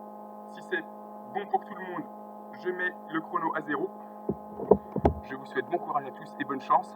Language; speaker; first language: French; native; French